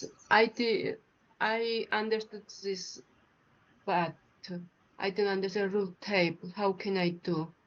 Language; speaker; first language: English; non-native, learner; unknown